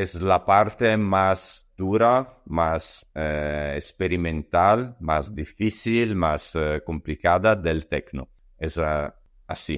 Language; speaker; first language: Spanish; non-native, learner; Italian